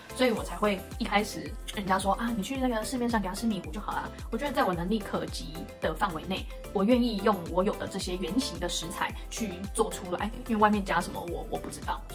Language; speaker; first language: Chinese; native; Chinese